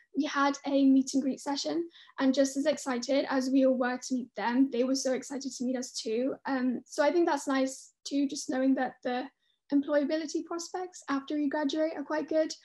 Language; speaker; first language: English; native; English